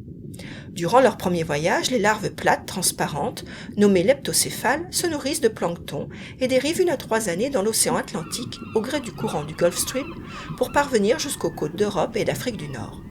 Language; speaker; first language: French; native; French